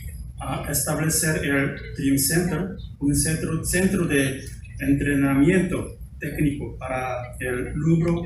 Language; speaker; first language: Spanish; non-native, fluent; Korean